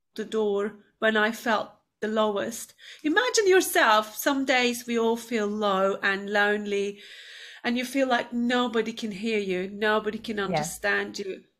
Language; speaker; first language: English; non-native, fluent; Turkish